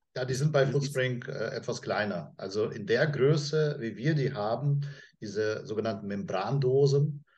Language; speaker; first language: German; non-native, fluent; Russian